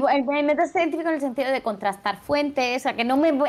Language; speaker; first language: Spanish; native; Spanish